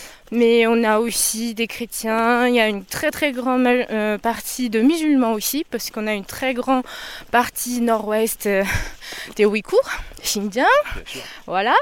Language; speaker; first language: French; non-native, fluent; Chinese